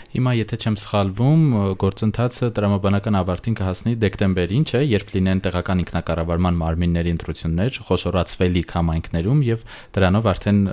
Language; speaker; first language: Armenian; native; Armenian